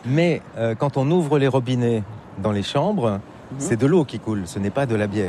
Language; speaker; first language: French; native; French